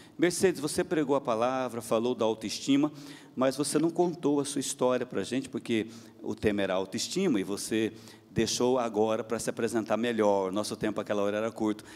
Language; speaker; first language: Portuguese; native; Portuguese